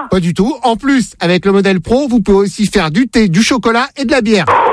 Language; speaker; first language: French; native; French